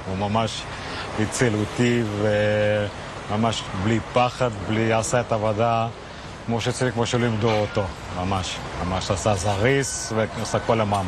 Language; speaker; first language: Hebrew; non-native, fluent; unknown